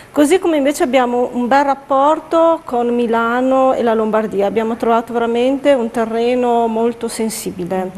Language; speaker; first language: Italian; native; Italian